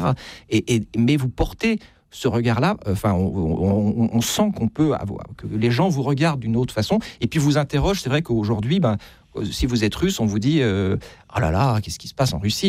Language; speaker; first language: French; native; French